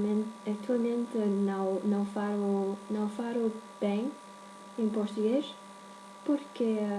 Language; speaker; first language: Portuguese; non-native, learner; Cantonese